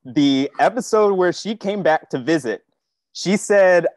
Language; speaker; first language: English; native; English